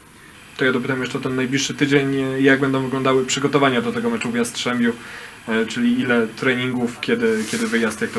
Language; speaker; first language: Polish; native; Polish